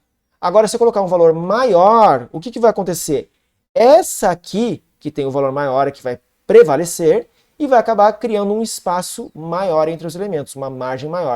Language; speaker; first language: Portuguese; native; Portuguese